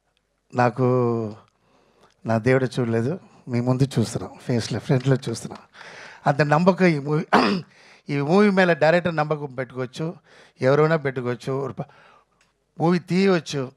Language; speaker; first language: Telugu; non-native, fluent; Tamil